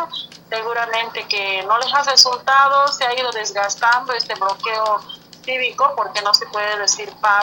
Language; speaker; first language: Spanish; native; Spanish